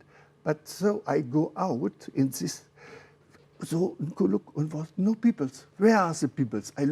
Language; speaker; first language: English; non-native, learner; German